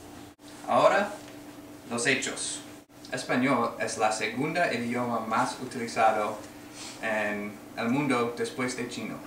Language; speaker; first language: Spanish; non-native, learner; English